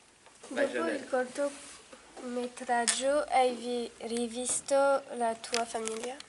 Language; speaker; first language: Italian; non-native, learner; French